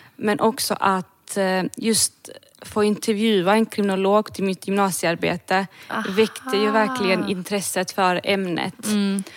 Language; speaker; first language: Swedish; early bilingual, other home language; Serbian